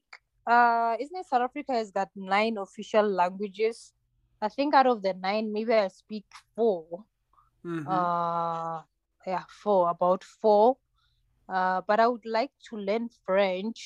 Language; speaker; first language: English; non-native, local second language; Tsonga